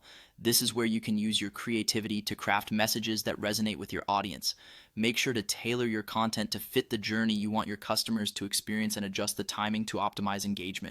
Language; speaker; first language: English; native; English